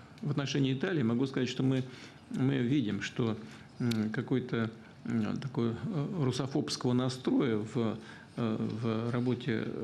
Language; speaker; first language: Russian; native; Russian